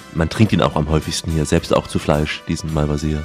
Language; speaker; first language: German; native; German